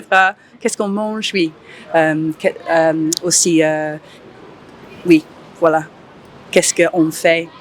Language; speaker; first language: French; non-native, learner; English